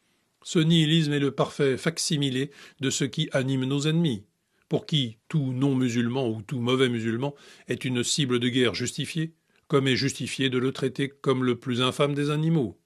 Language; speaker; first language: French; native; French